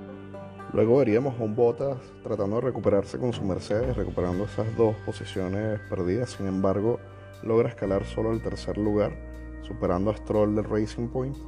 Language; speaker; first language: Spanish; native; Spanish